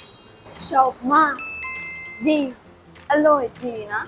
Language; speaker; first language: Thai; non-native, fluent; Japanese